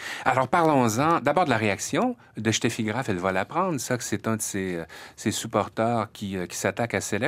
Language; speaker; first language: French; native; French